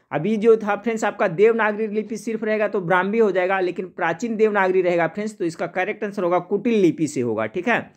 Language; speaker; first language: Hindi; native; Hindi